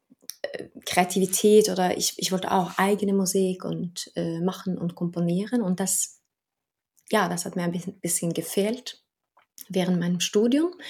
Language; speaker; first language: German; non-native, fluent; Norwegian